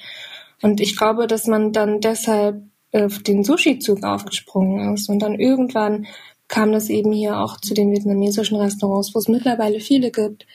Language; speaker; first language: German; native; German